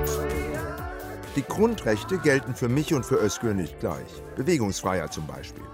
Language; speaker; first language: German; native; German